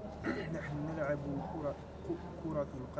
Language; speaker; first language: Arabic; non-native, learner; French